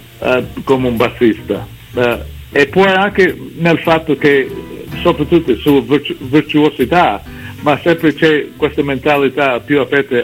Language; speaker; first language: Italian; early bilingual, heritage; English